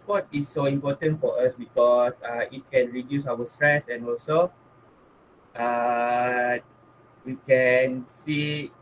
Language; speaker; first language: English; non-native, local second language; Malay